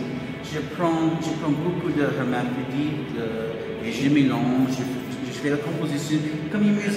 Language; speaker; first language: French; non-native, fluent; English